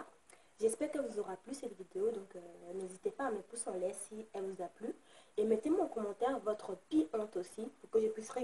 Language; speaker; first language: French; native; French